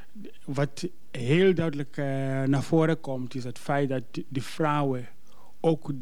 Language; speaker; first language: Dutch; non-native, fluent; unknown